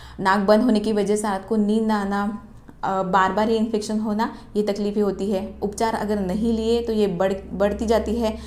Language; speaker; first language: Hindi; non-native, local second language; Marathi